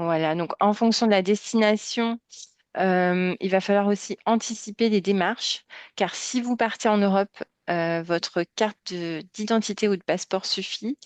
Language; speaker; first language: French; native; French